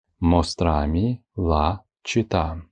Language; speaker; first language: Italian; non-native, fluent; Ukrainian